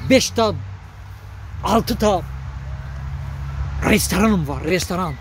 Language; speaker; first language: Turkish; non-native, learner; Tajik